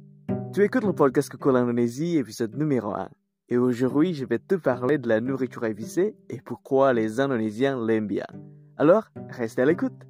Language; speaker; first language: French; non-native, fluent; Indonesian